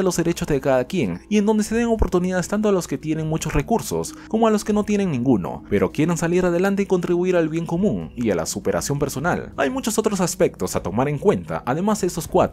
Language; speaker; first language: Spanish; native; Spanish